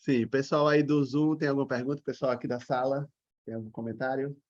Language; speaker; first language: Portuguese; native; Portuguese